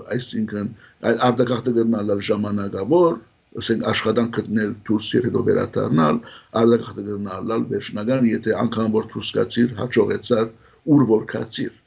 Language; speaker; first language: Armenian; early bilingual, heritage; Armenian